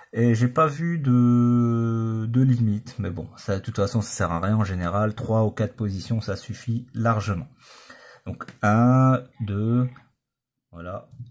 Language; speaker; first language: French; native; French